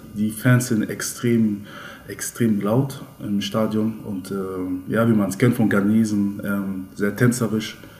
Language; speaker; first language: German; early bilingual, other home language; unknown